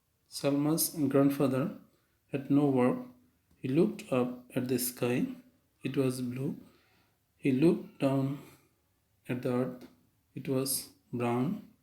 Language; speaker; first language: English; non-native, local second language; Bangla